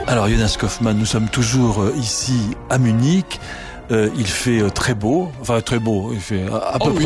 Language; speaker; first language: French; native; French